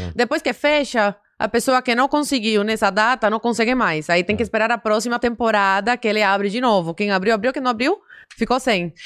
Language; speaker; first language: Portuguese; early bilingual, other home language; Spanish